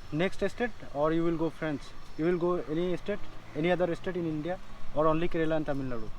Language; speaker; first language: English; non-native, learner; Bangla